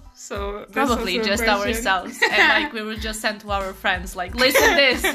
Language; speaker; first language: English; non-native, fluent; Serbian